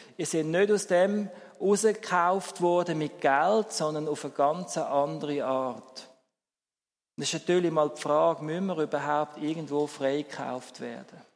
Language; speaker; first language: German; native; German